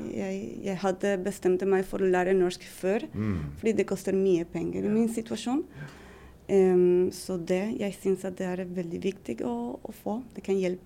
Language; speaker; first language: Norwegian; non-native, fluent; Spanish